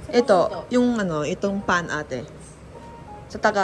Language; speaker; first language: Filipino; early bilingual, other home language; Korean